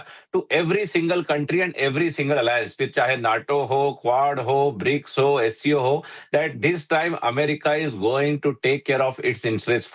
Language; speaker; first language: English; non-native, local second language; Hindi